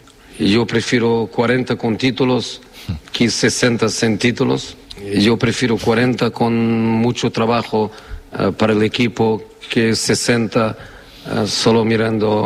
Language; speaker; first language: Spanish; non-native, fluent; Portuguese